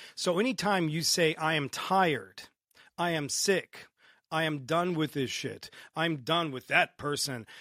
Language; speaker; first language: English; early bilingual, other home language; Romanian